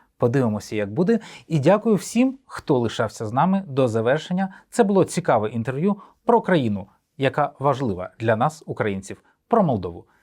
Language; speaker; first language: Ukrainian; native; Ukrainian